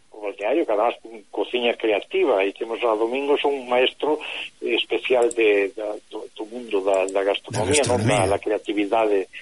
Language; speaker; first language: Galician; native; Galician